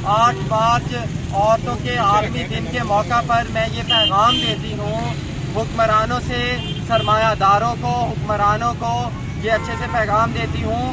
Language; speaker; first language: Urdu; non-native, local second language; Punjabi